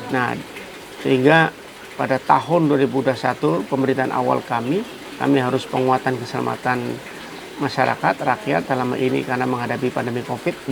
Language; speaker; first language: Indonesian; native; Indonesian